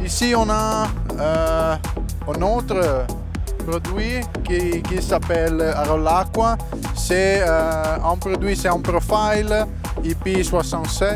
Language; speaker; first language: French; non-native, learner; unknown